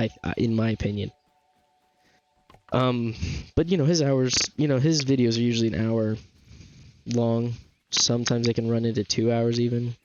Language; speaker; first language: English; native; English